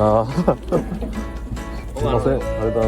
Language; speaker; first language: Japanese; native; Japanese